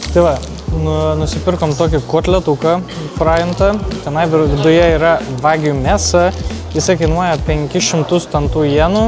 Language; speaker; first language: Lithuanian; native; Lithuanian